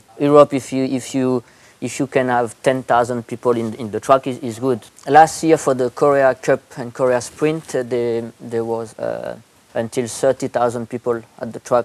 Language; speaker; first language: English; non-native, learner; French